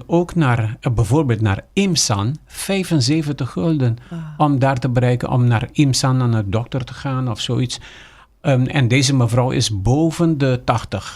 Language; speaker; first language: Dutch; non-native, local second language; Papiamento